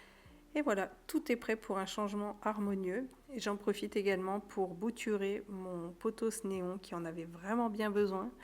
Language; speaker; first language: French; native; French